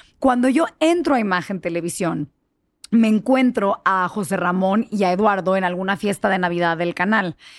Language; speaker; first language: Spanish; early bilingual, heritage; Spanish